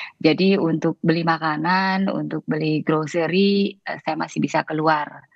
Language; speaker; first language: Indonesian; native; Indonesian